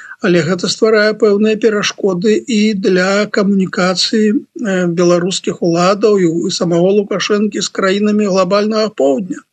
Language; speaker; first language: Belarusian; non-native, local second language; Russian